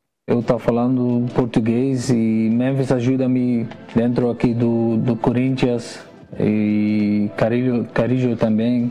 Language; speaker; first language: Portuguese; non-native, learner; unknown